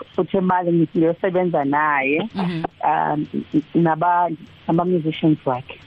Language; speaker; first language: Zulu; non-native, local second language; Xhosa